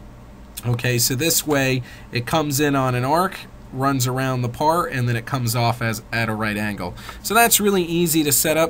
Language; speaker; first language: English; native; English